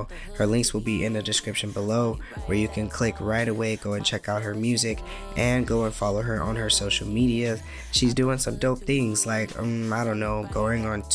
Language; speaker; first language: English; native; English